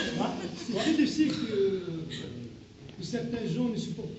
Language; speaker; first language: French; non-native, local second language; Arabic